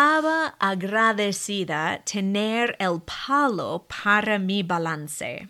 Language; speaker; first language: Spanish; non-native, fluent; English